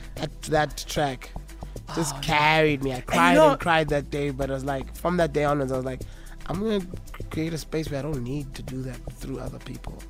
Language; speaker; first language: English; non-native, local second language; Zulu